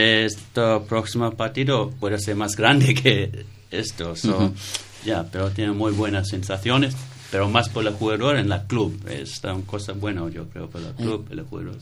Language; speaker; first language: Spanish; non-native, learner; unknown